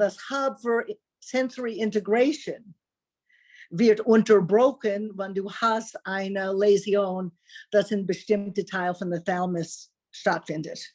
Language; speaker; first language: German; non-native, learner; English